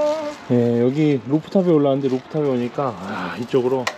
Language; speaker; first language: Korean; native; Korean